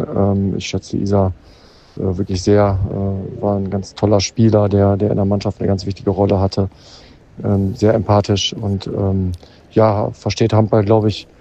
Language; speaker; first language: German; native; German